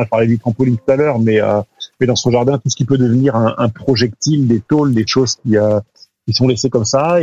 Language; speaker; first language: French; native; French